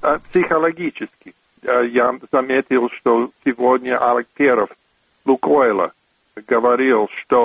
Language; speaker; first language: Russian; non-native, fluent; English